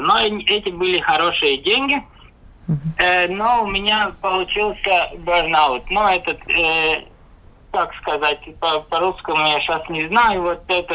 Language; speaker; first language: Russian; non-native, local second language; Latvian